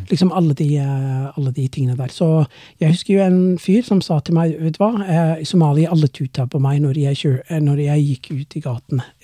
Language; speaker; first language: Norwegian; non-native, fluent; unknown